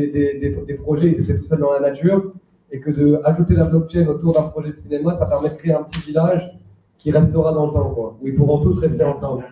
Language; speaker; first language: French; native; French